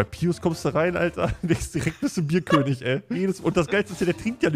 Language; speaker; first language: German; native; German